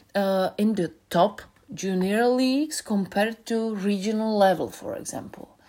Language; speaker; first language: English; non-native, fluent; Czech